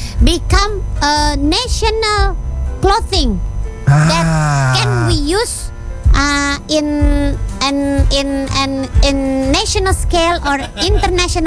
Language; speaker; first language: English; non-native, learner; Indonesian